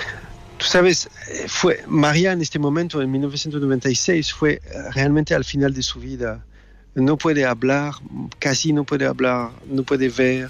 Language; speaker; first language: Spanish; non-native, fluent; French